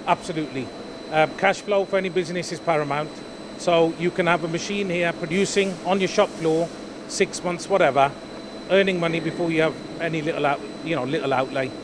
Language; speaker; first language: English; native; English